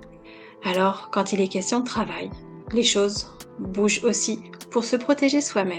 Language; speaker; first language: French; native; French